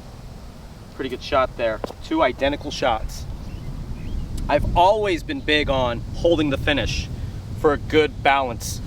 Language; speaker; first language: English; native; English